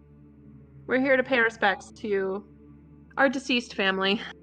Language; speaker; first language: English; native; English